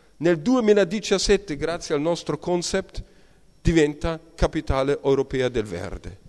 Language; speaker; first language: Italian; non-native, fluent; German